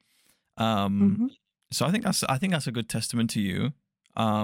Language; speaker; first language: English; native; English